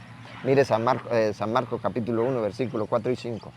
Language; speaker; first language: Spanish; native; Spanish